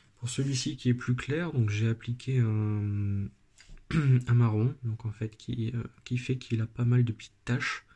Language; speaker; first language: French; native; French